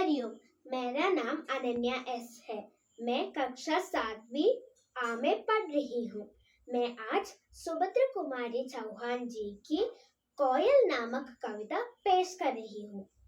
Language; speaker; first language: Hindi; non-native, local second language; Malayalam